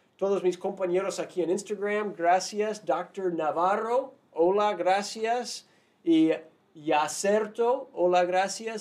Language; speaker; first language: Spanish; non-native, fluent; English